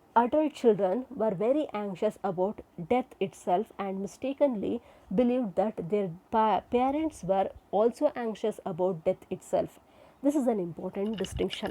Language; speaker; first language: English; non-native, local second language; Kannada